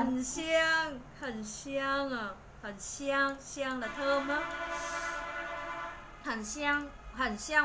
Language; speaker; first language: Chinese; non-native, fluent; Vietnamese